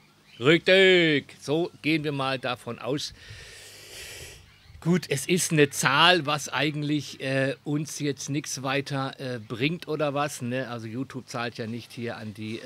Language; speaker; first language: German; native; German